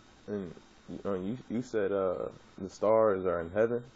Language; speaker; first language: English; native; English